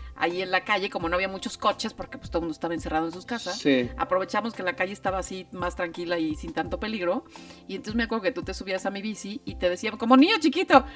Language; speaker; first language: Spanish; native; Spanish